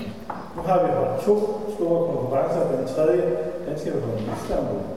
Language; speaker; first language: Danish; non-native, fluent; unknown